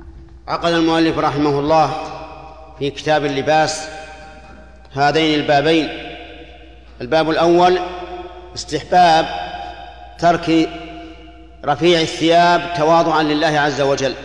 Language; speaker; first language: Arabic; native; Arabic